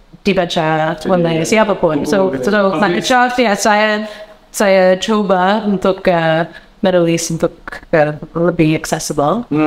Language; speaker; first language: Indonesian; non-native, learner; English